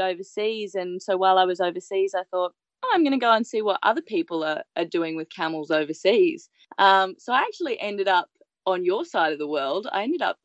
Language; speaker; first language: English; native; English